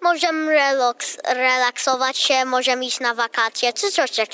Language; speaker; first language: Polish; early bilingual, heritage; Polish